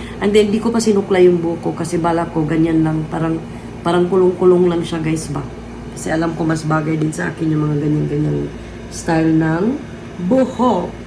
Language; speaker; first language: Filipino; native; Filipino